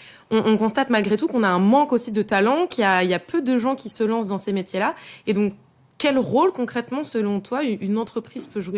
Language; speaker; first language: French; native; French